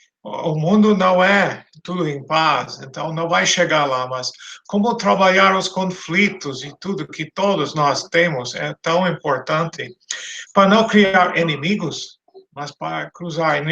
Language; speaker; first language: Portuguese; non-native, fluent; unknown